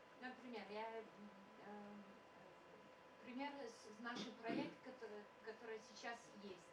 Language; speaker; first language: Russian; non-native, fluent; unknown